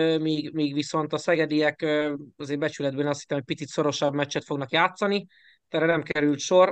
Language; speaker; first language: Hungarian; native; Hungarian